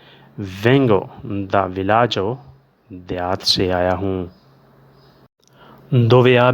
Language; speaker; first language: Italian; non-native, learner; Urdu